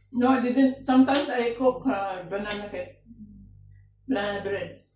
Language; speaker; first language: English; non-native, learner; Filipino